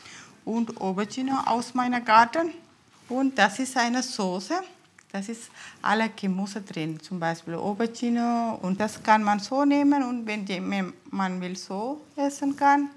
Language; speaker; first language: German; non-native, learner; Tamil